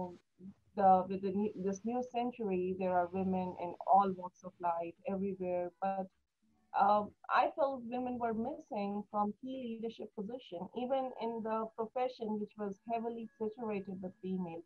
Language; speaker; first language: English; non-native, local second language; Hindi